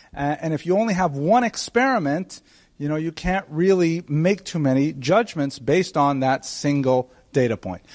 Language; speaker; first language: English; native; English